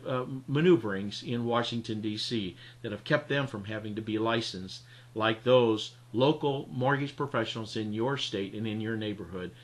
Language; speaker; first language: English; native; English